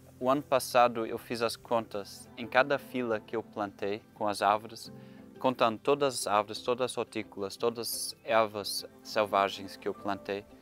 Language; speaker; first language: Portuguese; non-native, fluent; German